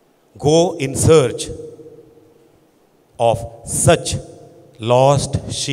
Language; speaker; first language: English; non-native, local second language; Konkani